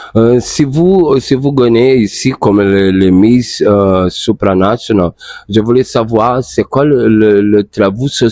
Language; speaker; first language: French; non-native, learner; Portuguese